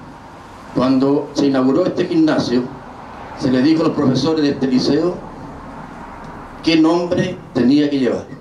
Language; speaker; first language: Spanish; native; Spanish